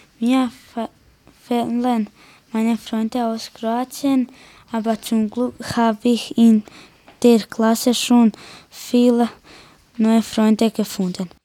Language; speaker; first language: German; early bilingual, other home language; Croatian